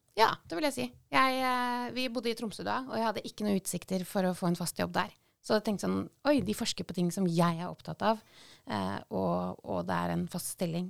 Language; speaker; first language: Norwegian; native; Norwegian